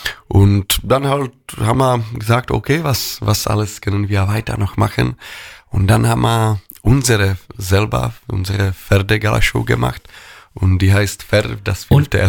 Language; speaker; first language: German; non-native, learner; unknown